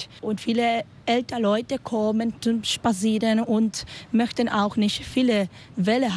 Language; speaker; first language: German; non-native, learner; Spanish